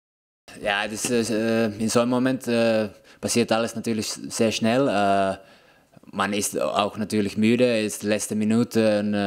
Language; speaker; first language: German; non-native, fluent; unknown